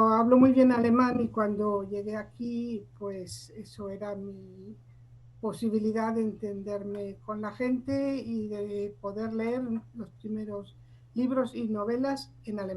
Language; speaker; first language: Spanish; native; Spanish